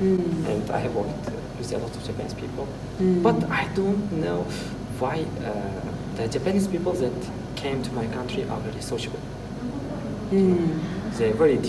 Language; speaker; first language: English; non-native, fluent; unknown